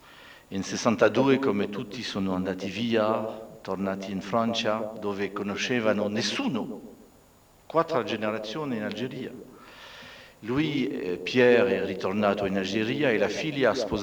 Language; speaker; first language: Italian; non-native, fluent; French